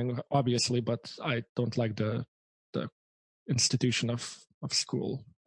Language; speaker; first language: English; non-native, fluent; Lithuanian